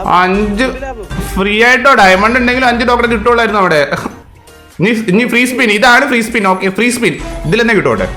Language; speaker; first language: Malayalam; native; Malayalam